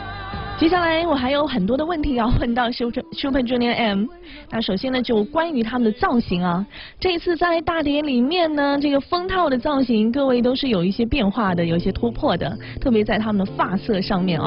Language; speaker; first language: Chinese; native; Chinese